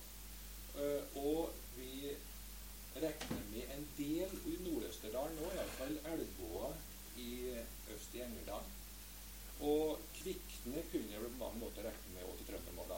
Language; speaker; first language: Norwegian; native; Norwegian